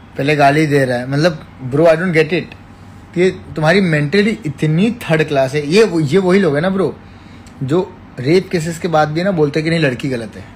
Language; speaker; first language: Hindi; native; Hindi